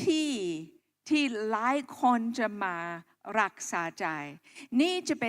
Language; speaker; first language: Thai; non-native, local second language; Akha